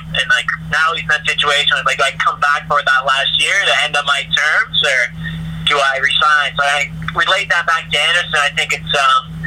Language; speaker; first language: English; native; English